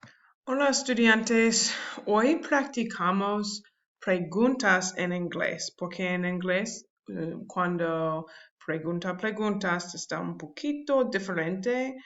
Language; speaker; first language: Spanish; non-native, learner; English